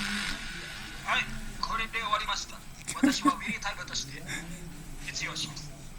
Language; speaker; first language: Japanese; non-native, learner; Indonesian